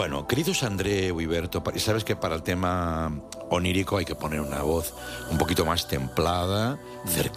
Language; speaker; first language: Spanish; native; Spanish